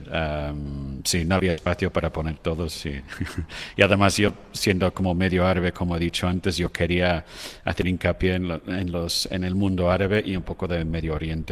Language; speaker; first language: Spanish; non-native, fluent; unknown